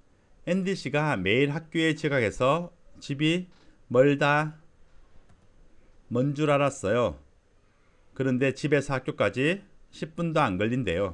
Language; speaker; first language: Korean; native; Korean